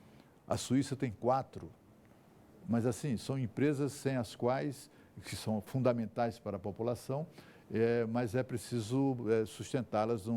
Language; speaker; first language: Portuguese; native; Portuguese